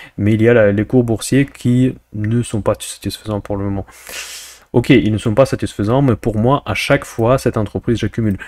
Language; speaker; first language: French; non-native, fluent; Russian